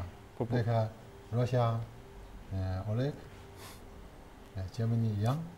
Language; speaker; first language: English; non-native, learner; Chinese